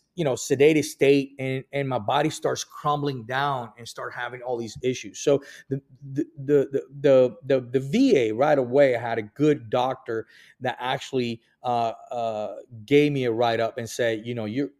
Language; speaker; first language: English; early bilingual, other home language; Spanish